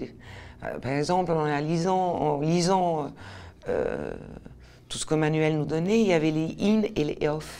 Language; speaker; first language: French; non-native, fluent; Portuguese